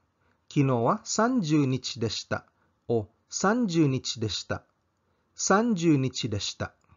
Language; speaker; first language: Japanese; non-native, fluent; Cebuano